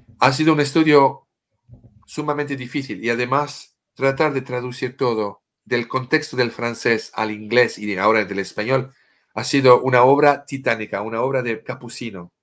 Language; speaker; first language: Spanish; non-native, fluent; French